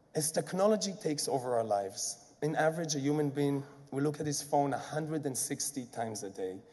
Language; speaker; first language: English; non-native, fluent; Hebrew